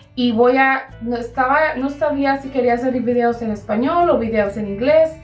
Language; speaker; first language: Spanish; early bilingual, heritage; Spanish